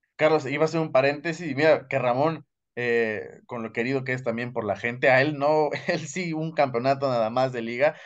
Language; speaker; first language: Spanish; native; Spanish